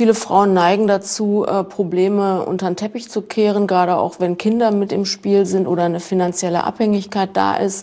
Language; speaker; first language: German; native; German